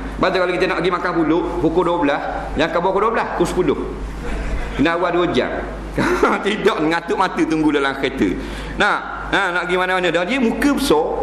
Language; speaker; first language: Malay; native; Malay